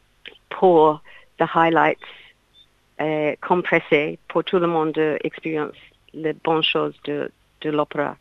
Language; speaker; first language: French; non-native, learner; English